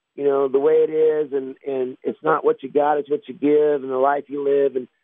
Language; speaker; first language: English; native; English